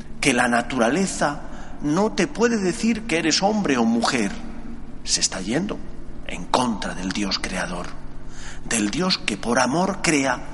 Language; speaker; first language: Spanish; native; Spanish